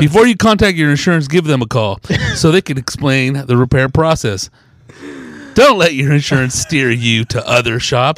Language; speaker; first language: English; early bilingual, other home language; Spanish